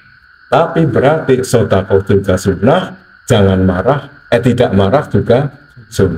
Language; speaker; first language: Indonesian; native; Indonesian